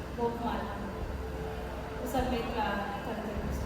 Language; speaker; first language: Hindi; non-native, local second language; Marathi